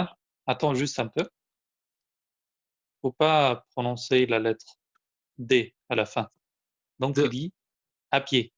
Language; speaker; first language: French; non-native, fluent; Albanian